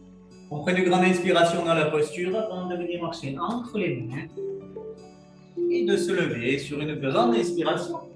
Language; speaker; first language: French; native; French